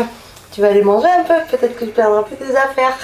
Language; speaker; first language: French; native; French